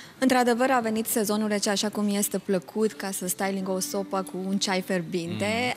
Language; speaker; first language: Romanian; non-native, fluent; Turkish